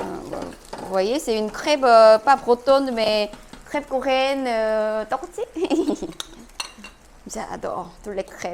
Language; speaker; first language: French; non-native, fluent; Korean